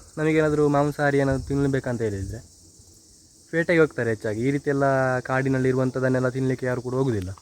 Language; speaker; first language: Kannada; non-native, local second language; Tulu